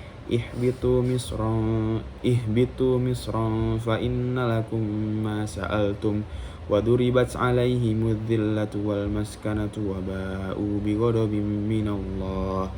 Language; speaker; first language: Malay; non-native, local second language; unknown